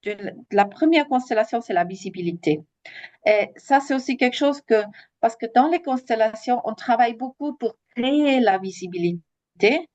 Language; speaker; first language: French; non-native, fluent; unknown